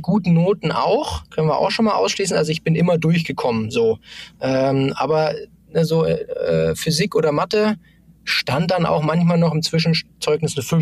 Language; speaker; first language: German; native; German